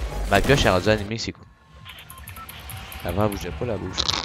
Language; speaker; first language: French; native; French